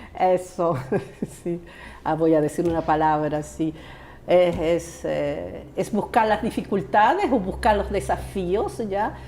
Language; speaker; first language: Spanish; native; Spanish